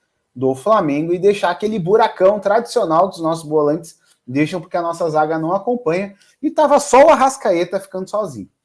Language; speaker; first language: Portuguese; native; Portuguese